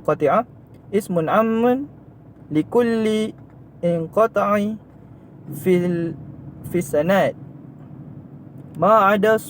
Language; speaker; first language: Arabic; non-native, learner; Malay